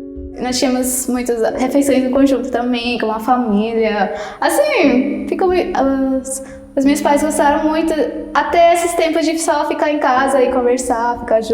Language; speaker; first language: Portuguese; non-native, fluent; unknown